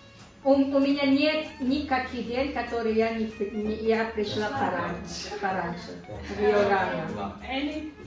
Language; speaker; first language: Russian; non-native, learner; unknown